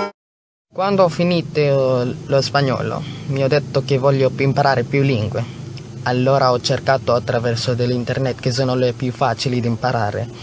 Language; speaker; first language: Italian; non-native, learner; Filipino